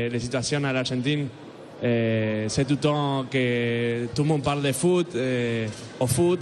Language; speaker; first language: French; non-native, learner; Spanish